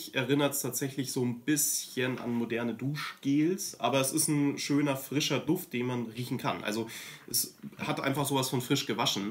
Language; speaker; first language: German; native; German